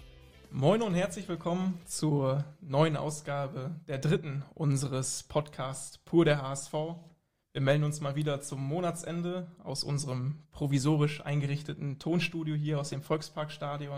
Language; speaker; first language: German; native; German